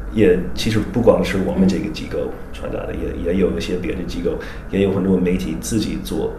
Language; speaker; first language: Chinese; non-native, fluent; English